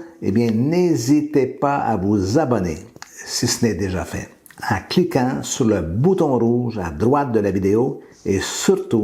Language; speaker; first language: French; native; French